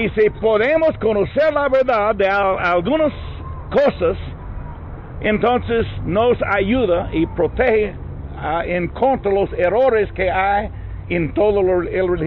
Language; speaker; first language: Spanish; non-native, learner; English